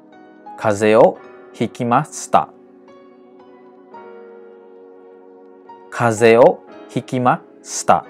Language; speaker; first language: Japanese; non-native, fluent; Khmer